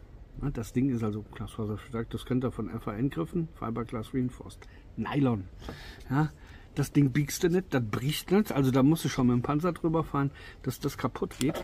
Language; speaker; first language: German; native; German